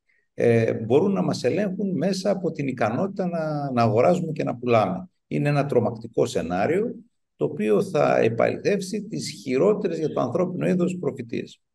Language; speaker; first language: Greek; native; Greek